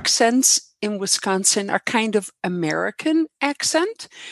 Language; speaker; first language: English; non-native, fluent; Dutch